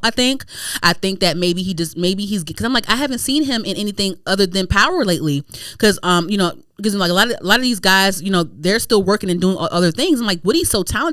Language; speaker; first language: English; native; English